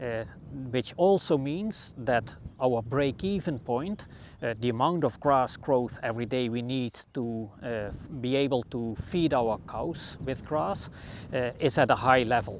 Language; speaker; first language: English; non-native, fluent; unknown